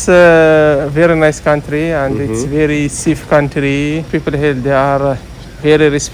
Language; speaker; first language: English; non-native, fluent; Arabic